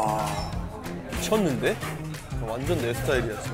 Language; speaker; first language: Korean; native; Korean